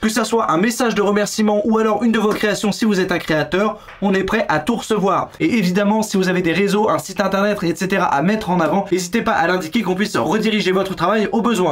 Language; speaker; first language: French; native; French